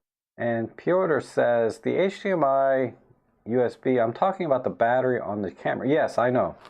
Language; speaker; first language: English; native; English